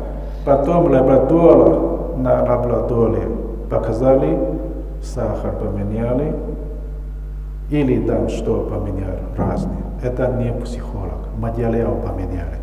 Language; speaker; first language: Russian; non-native, learner; Chinese